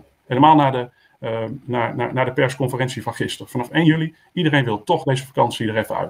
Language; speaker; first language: Dutch; native; Dutch